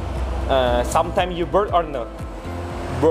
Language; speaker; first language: English; non-native, learner; Indonesian